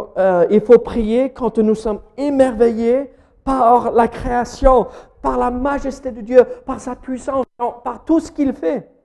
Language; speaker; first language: French; non-native, fluent; English